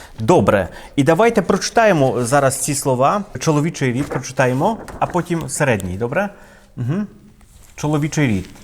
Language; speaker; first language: Ukrainian; non-native, fluent; Polish